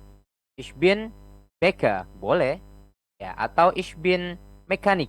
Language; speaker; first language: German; non-native, fluent; Indonesian